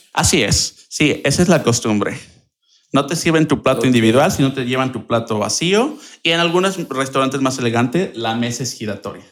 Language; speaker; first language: Spanish; native; Spanish